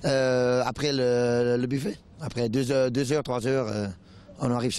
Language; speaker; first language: French; non-native, learner; Dutch